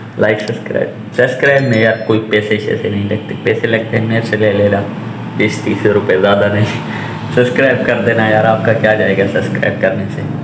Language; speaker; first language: Urdu; non-native, local second language; Punjabi